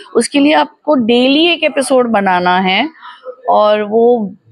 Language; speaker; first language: Hindi; non-native, local second language; Gujarati